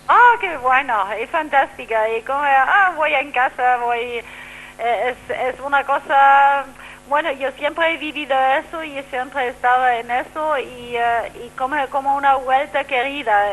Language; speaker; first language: Spanish; non-native, fluent; German